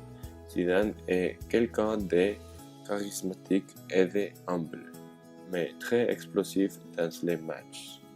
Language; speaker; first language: French; non-native, learner; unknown